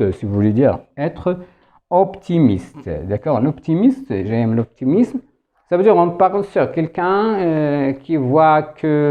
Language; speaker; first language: French; non-native, local second language; Arabic